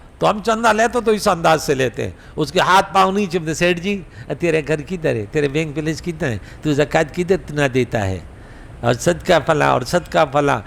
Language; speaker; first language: Urdu; non-native, local second language; Pashto